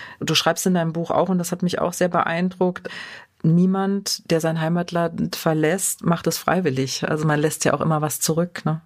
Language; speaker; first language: German; native; German